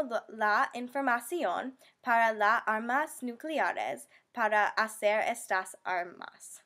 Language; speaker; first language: Spanish; non-native, learner; English